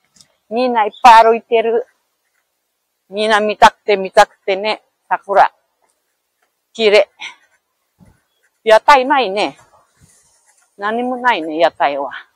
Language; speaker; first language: Japanese; non-native, learner; Filipino